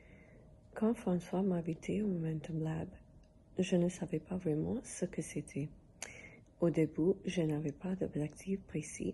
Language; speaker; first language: French; non-native, learner; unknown